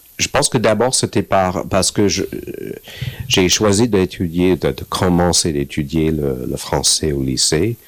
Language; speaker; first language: French; non-native, fluent; English